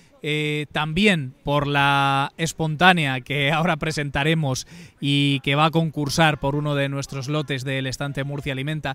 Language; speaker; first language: Spanish; native; Spanish